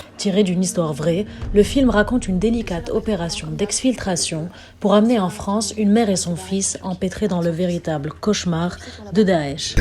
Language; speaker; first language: French; native; French